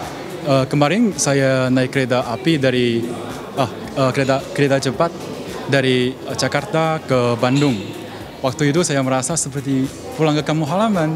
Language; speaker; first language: Indonesian; non-native, local second language; Chinese